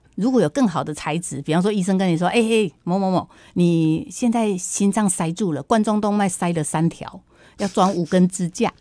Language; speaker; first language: Chinese; native; Chinese